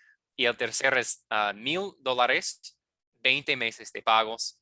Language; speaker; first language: Spanish; non-native, fluent; English